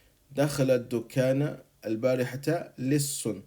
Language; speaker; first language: Arabic; non-native, fluent; English